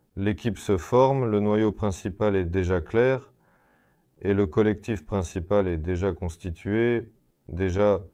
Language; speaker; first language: French; non-native, fluent; Russian